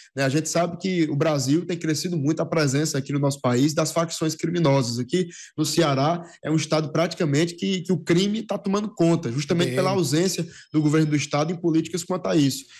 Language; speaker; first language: Portuguese; native; Portuguese